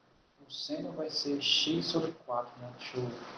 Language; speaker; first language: Portuguese; native; Portuguese